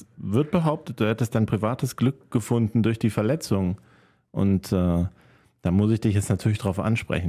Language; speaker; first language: German; native; German